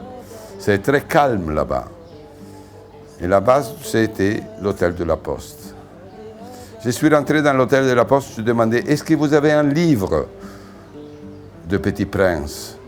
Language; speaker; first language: French; non-native, fluent; Italian